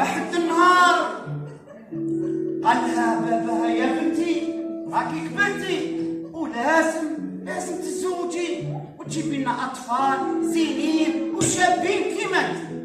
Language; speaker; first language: Arabic; native; Arabic